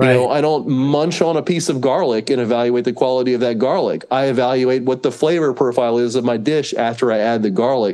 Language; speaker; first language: English; native; English